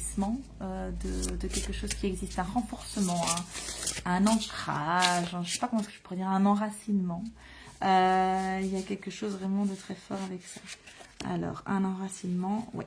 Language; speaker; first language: French; native; French